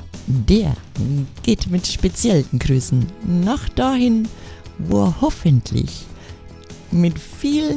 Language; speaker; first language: German; native; German